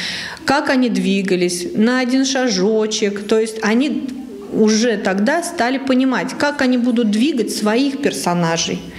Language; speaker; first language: Russian; native; Russian